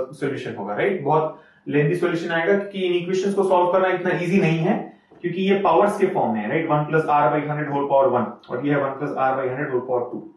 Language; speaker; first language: Hindi; native; Hindi